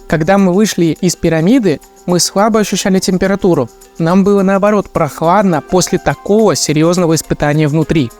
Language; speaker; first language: Russian; native; Russian